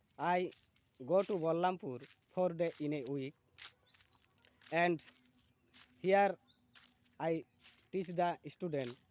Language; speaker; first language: English; non-native, learner; Bangla